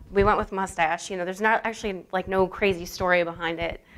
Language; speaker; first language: English; native; English